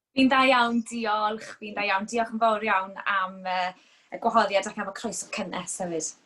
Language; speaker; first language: Welsh; native; Welsh